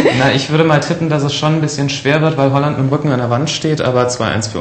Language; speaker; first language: German; native; German